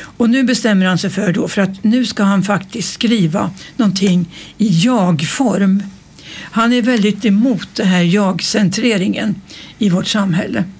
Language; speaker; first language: Swedish; native; Swedish